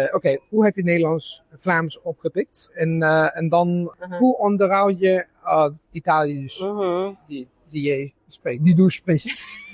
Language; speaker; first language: Dutch; non-native, fluent; Italian